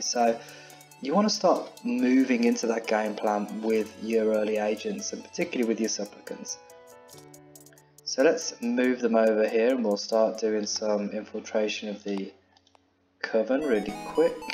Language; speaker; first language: English; native; English